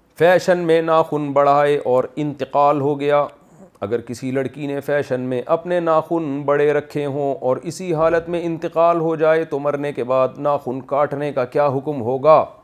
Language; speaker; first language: Urdu; native; Urdu